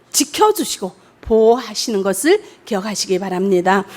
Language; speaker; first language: Korean; native; Korean